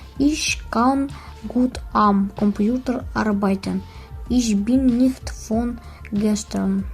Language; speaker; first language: German; non-native, learner; Ukrainian